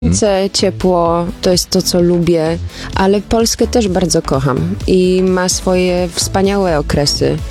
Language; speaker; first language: Polish; early bilingual, heritage; Polish